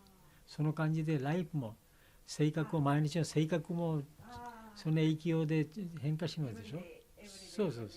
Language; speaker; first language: Japanese; non-native, learner; Bangla